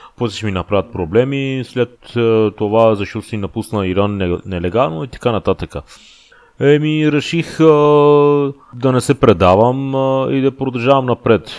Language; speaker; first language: Bulgarian; non-native, fluent; Persian